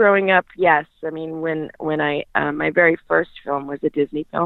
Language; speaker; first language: English; native; English